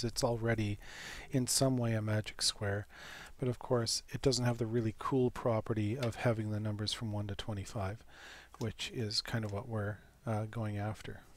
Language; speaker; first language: English; native; English